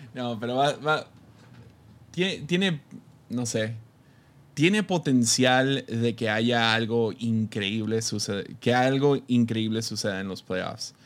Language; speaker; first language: Spanish; early bilingual, heritage; Spanish